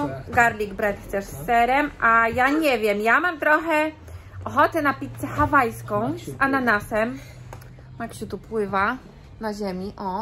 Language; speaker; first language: Polish; native; Polish